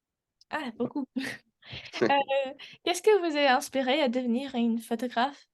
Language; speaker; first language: French; non-native, learner; English